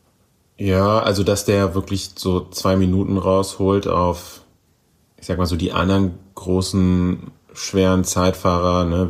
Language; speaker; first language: German; native; German